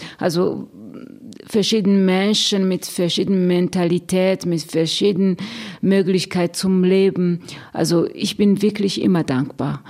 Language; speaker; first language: German; non-native, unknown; Rundi